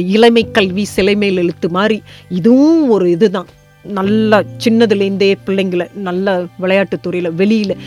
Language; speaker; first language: Tamil; early bilingual, heritage; Tamil